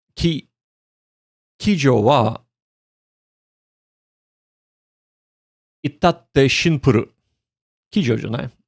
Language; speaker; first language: Japanese; non-native, learner; English